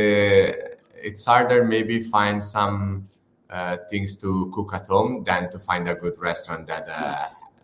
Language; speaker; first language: English; non-native, fluent; Italian